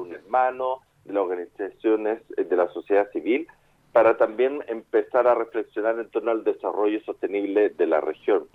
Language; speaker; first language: Spanish; native; Spanish